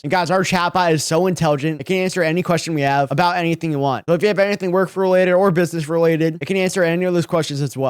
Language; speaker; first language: English; native; English